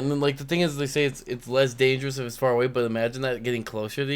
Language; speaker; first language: English; native; English